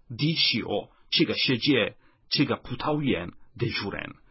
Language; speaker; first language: Chinese; non-native, fluent; Italian